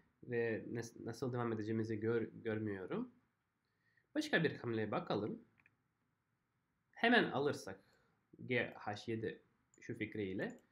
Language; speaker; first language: Turkish; non-native, fluent; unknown